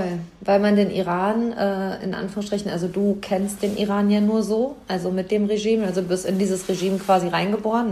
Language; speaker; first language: German; native; German